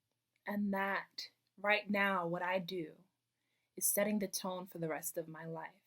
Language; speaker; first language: English; native; English